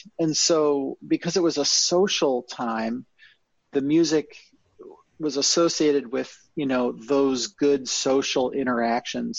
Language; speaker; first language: English; native; English